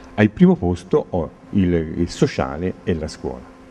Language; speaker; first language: Italian; native; Italian